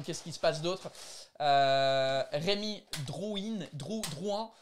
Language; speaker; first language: French; non-native, fluent; English